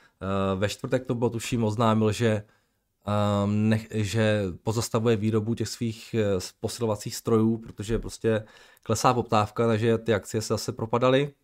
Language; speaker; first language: Czech; native; Czech